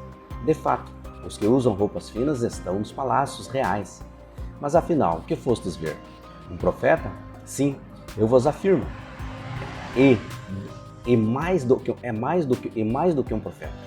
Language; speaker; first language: Portuguese; native; Portuguese